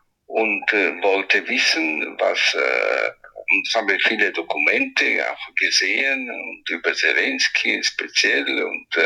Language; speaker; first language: German; non-native, fluent; Italian